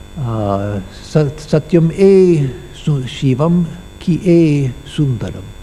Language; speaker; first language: French; non-native, learner; English